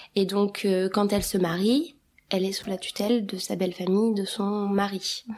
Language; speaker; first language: French; early bilingual, other home language; Albanian